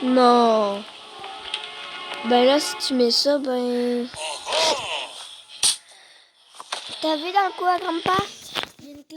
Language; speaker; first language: French; native; French